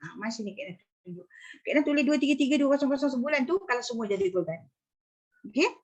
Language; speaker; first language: Malay; native; Malay